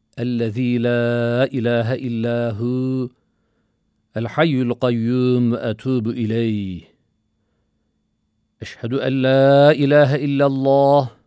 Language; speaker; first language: Arabic; non-native, learner; Turkish